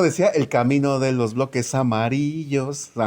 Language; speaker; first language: Spanish; native; Spanish